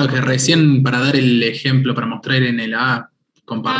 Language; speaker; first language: Spanish; native; Spanish